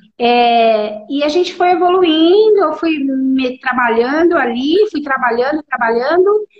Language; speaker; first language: Portuguese; native; Portuguese